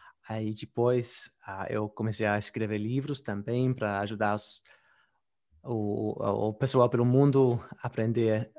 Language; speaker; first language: Portuguese; non-native, fluent; English